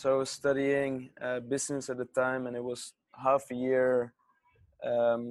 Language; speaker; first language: English; non-native, fluent; Dutch